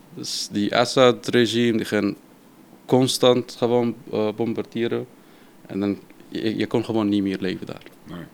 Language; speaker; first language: Dutch; non-native, fluent; Arabic